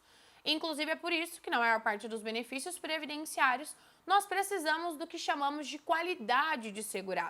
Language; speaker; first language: Portuguese; native; Portuguese